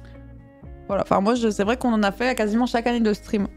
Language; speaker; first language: French; native; French